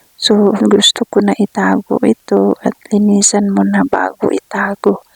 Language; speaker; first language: Filipino; native; Filipino